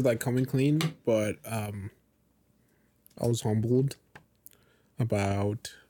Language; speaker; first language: English; non-native, local second language; Yoruba